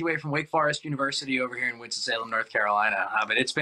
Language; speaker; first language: English; native; English